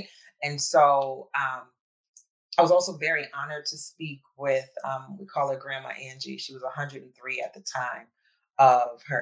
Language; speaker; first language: English; native; English